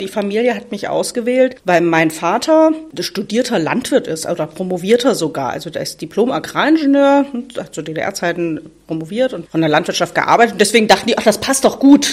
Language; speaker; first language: German; native; German